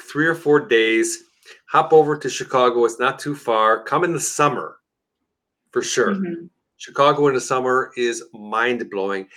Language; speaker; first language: English; native; English